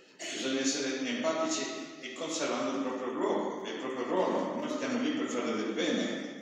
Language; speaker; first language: Italian; non-native, fluent; Spanish